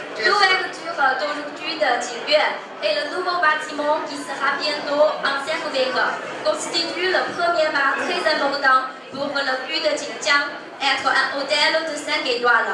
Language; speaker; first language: French; non-native, learner; Chinese